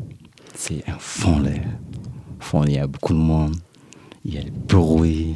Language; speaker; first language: French; non-native, learner; Arabic